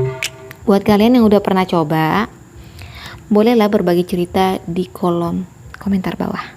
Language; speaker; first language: Indonesian; native; Indonesian